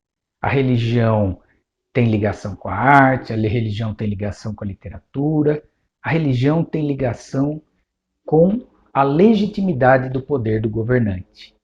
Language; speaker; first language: Portuguese; native; Portuguese